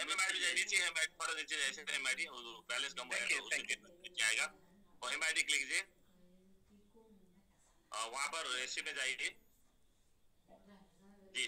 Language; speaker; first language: Hindi; native; Hindi